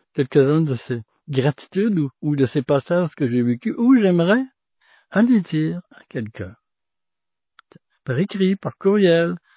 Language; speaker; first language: French; native; French